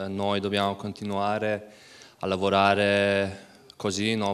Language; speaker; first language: Italian; non-native, learner; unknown